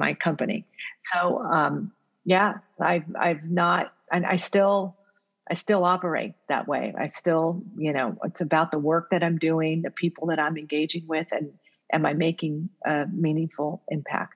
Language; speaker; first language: English; early bilingual, other home language; Italian